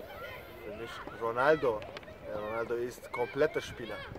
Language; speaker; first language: German; non-native, learner; Turkish